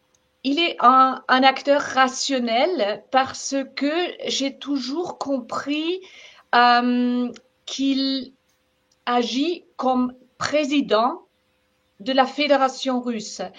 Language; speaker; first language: French; non-native, fluent; German